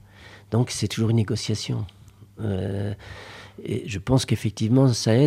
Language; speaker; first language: French; native; French